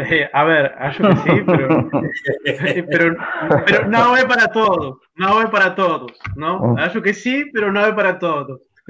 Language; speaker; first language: Portuguese; non-native, learner; Spanish